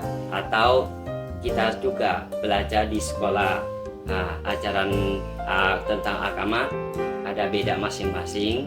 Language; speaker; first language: Indonesian; non-native, learner; Thai